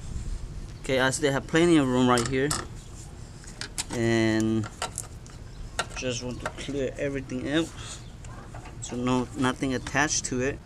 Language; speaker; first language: English; non-native, fluent; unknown